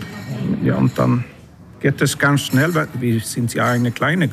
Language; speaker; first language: German; non-native, learner; Swedish